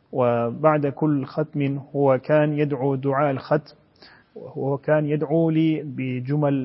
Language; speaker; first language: Arabic; non-native, fluent; Turkish